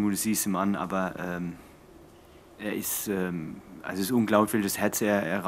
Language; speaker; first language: German; native; German